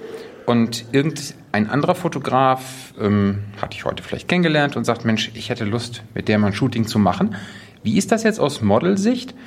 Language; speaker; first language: German; native; German